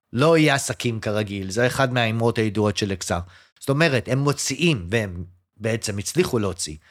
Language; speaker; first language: Hebrew; early bilingual, other home language; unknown